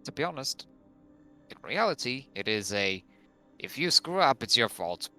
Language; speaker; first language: English; non-native, fluent; Latvian